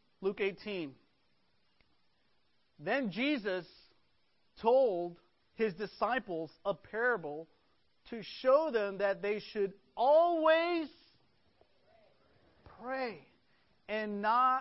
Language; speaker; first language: English; early bilingual, other home language; Spanish